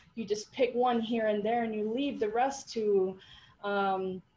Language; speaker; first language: English; native; English